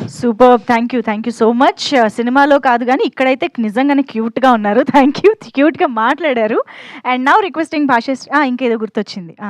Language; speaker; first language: Telugu; native; Telugu